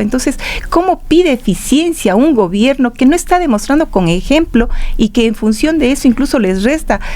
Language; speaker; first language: Spanish; native; Spanish